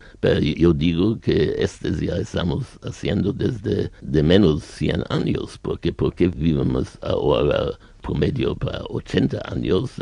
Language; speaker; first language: Spanish; non-native, learner; German